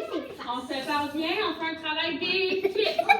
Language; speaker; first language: French; native; French